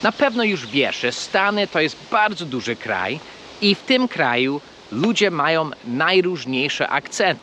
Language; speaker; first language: Polish; non-native, fluent; English